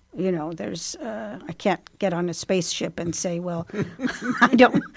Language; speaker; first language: English; non-native, fluent; Arabic